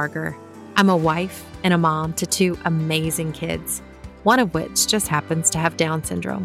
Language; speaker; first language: English; native; English